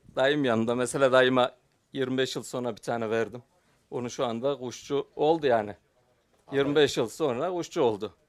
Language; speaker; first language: Turkish; native; Turkish